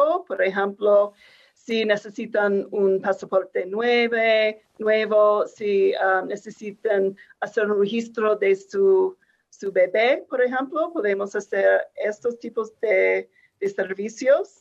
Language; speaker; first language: Spanish; non-native, fluent; English